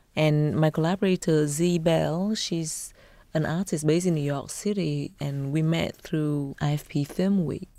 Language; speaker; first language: English; non-native, fluent; Vietnamese